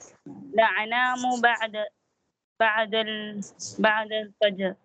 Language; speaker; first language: Arabic; non-native, learner; Tamil